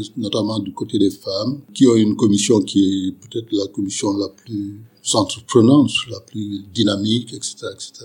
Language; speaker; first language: French; non-native, local second language; Wolof